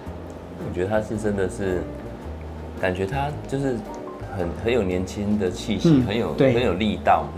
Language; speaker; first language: Chinese; native; Chinese